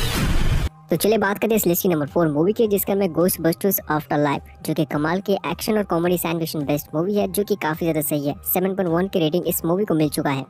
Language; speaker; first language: Hindi; native; Hindi